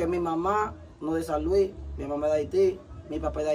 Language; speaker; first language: Spanish; native; Spanish